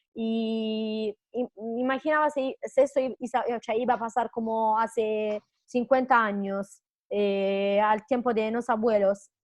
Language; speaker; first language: Spanish; non-native, fluent; Italian